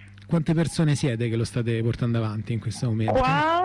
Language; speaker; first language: Italian; native; Italian